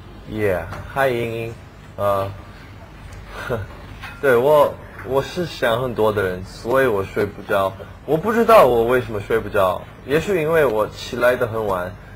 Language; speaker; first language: Chinese; non-native, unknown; English